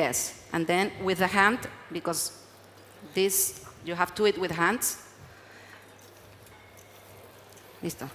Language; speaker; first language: English; non-native, learner; Spanish